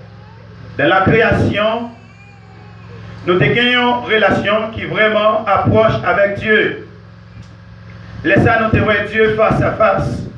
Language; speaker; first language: French; non-native, local second language; Haitian Creole